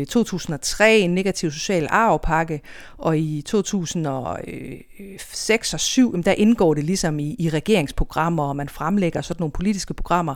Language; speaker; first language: Danish; native; Danish